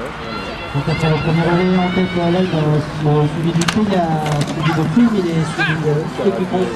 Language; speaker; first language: French; native; French